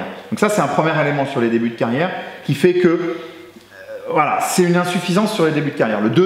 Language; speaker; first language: French; native; French